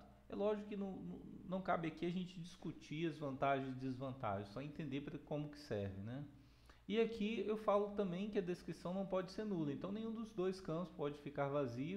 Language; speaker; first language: Portuguese; native; Portuguese